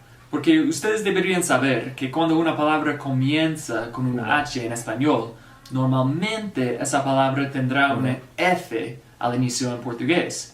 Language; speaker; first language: Spanish; non-native, fluent; English